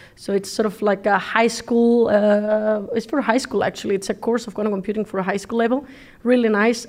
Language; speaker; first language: English; non-native, fluent; Spanish